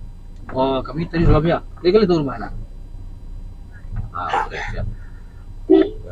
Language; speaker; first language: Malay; non-native, local second language; Minangkabau